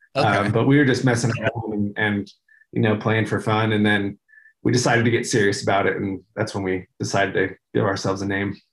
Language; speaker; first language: English; native; English